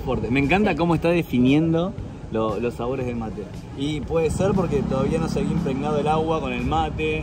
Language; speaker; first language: Spanish; native; Spanish